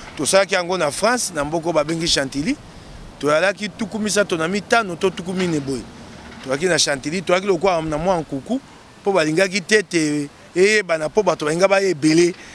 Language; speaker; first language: Lingala; non-native, local second language; Luba-Lulua